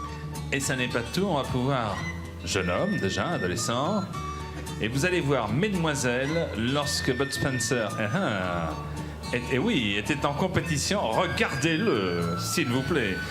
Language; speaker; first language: French; native; French